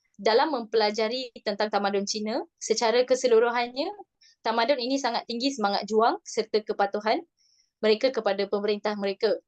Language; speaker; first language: Malay; non-native, local second language; Tamil